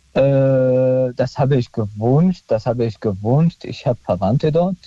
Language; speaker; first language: German; non-native, fluent; Arabic